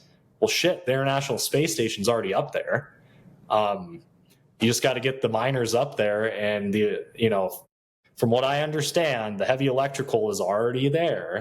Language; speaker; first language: English; native; English